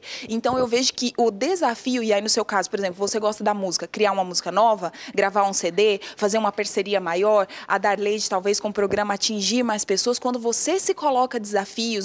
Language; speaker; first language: Portuguese; native; Portuguese